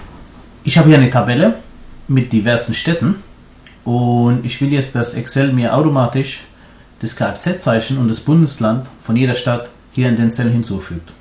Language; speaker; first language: German; non-native, fluent; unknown